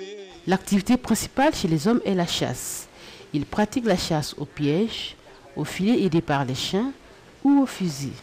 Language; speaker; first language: French; non-native, local second language; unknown